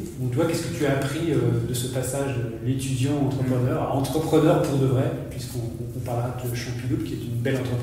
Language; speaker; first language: French; native; French